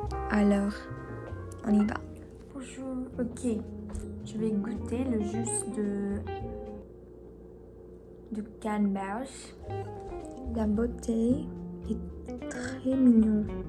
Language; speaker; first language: French; non-native, learner; English